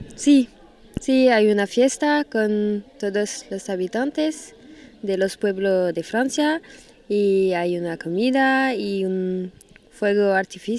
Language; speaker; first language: Spanish; non-native, learner; French